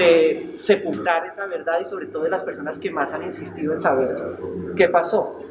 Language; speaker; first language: Spanish; native; Spanish